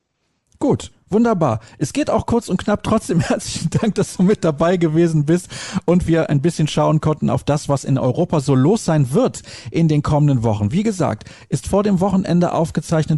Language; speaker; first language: German; native; German